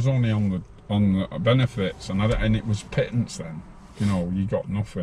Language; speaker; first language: English; native; English